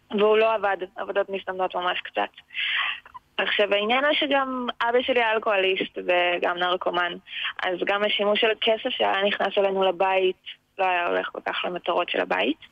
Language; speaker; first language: Hebrew; early bilingual, other home language; Russian